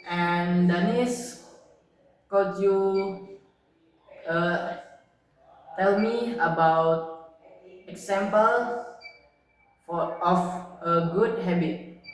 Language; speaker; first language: English; non-native, learner; Indonesian